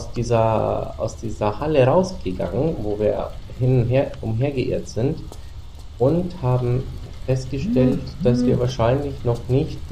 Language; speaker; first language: German; native; German